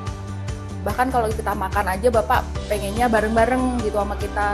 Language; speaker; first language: Indonesian; native; Indonesian